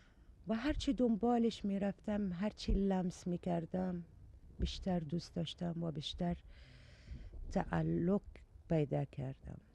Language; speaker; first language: Persian; non-native, learner; Arabic